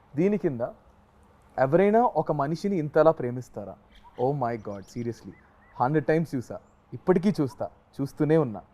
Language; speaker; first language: Telugu; native; Telugu